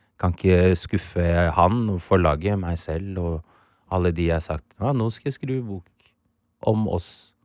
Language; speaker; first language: Norwegian; early bilingual, other home language; Swahili